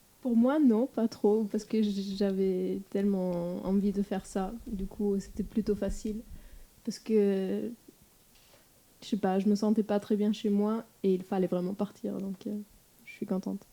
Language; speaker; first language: French; non-native, fluent; German